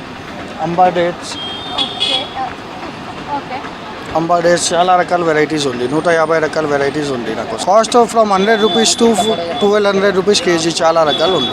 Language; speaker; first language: Telugu; non-native, local second language; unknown